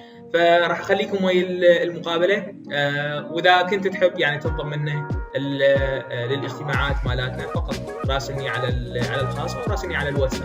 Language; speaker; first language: Arabic; native; Arabic